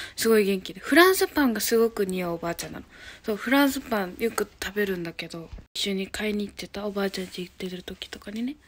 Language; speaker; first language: Japanese; native; Japanese